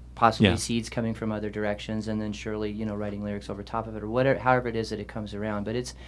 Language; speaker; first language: English; native; English